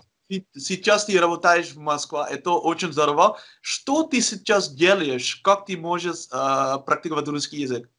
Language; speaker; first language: Russian; non-native, learner; Dutch